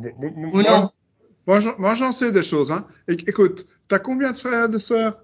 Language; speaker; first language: French; non-native, fluent; Dutch